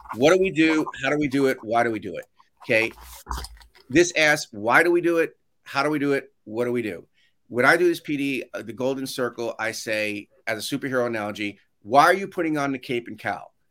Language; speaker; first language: English; native; English